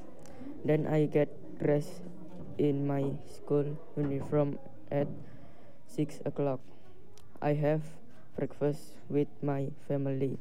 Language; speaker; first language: English; non-native, learner; Indonesian